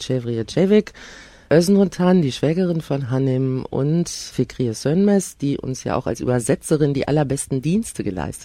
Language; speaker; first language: German; native; German